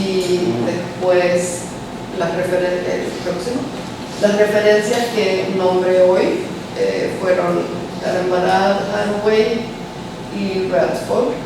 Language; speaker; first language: Spanish; early bilingual, heritage; Spanish